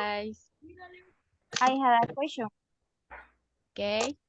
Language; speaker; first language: English; non-native, learner; Spanish